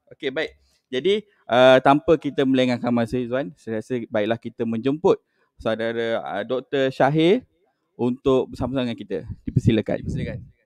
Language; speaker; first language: Malay; native; Malay